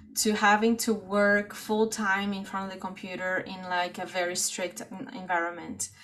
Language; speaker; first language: English; non-native, fluent; Portuguese